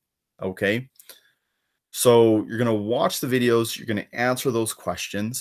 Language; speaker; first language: English; native; English